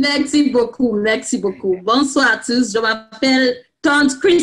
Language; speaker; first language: French; non-native, fluent; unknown